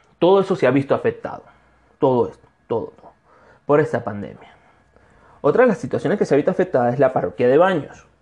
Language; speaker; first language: Spanish; native; Spanish